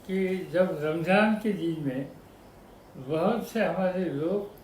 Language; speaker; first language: Hindi; non-native, local second language; Marathi